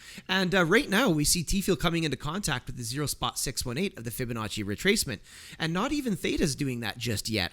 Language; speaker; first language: English; native; English